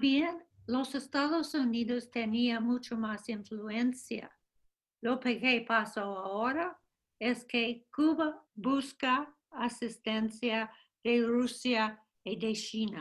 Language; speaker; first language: Spanish; non-native, fluent; English